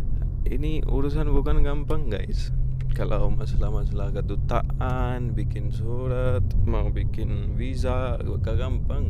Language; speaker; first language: Indonesian; non-native, fluent; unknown